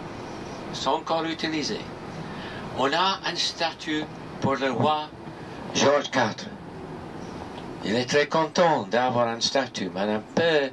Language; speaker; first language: French; non-native, learner; English